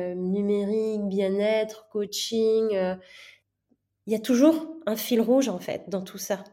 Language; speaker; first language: French; non-native, local second language; Gujarati